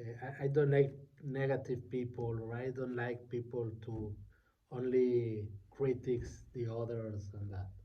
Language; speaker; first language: English; non-native, learner; Spanish